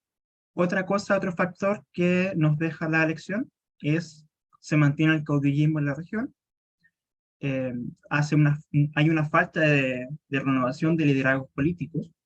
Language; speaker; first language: Spanish; native; Spanish